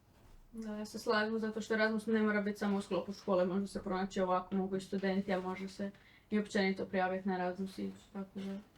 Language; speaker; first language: Croatian; native; Croatian